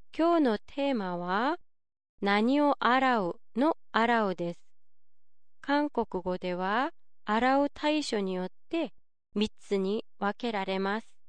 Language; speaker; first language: Japanese; non-native, fluent; Korean